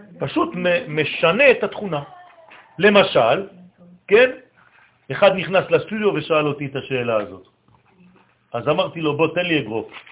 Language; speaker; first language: Hebrew; non-native, fluent; French